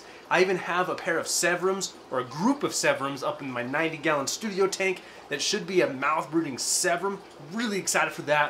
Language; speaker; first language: English; native; English